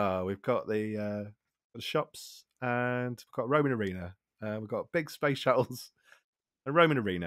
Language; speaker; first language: English; native; English